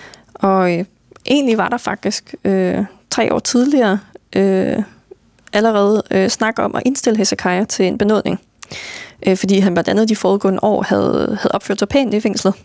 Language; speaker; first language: Danish; native; Danish